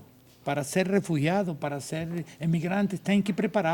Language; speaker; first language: Portuguese; non-native, learner; Spanish